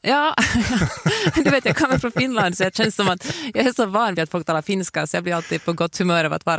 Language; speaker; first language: Swedish; native; Swedish